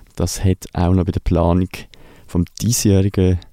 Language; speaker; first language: German; native; German